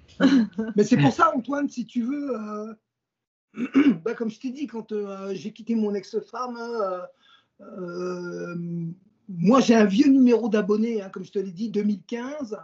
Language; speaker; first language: French; native; French